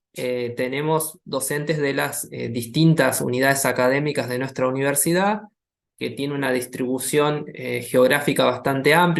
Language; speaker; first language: Spanish; native; Spanish